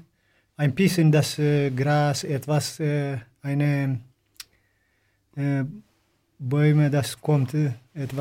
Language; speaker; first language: German; non-native, learner; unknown